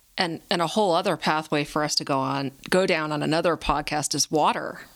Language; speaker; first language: English; native; English